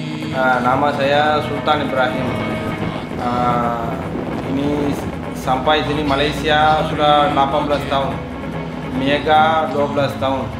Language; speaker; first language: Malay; non-native, learner; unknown